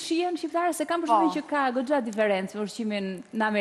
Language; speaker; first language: Albanian; native; Albanian